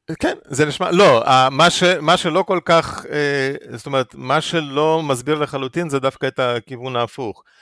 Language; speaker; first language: Hebrew; early bilingual, other home language; Russian